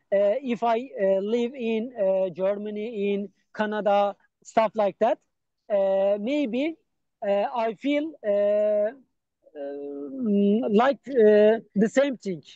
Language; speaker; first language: English; non-native, learner; Turkish